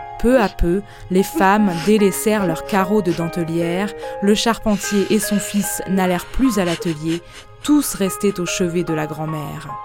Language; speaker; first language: French; native; French